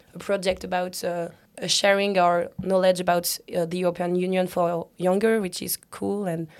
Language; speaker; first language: English; non-native, learner; French